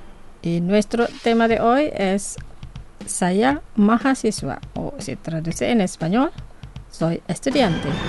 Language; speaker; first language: Spanish; non-native, fluent; Indonesian